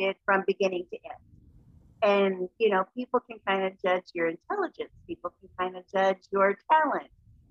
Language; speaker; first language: English; native; English